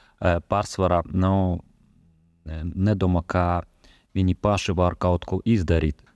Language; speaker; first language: Latvian; non-native, local second language; Russian